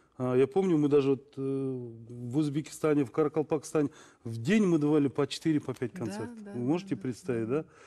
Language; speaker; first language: Russian; non-native, local second language; Kazakh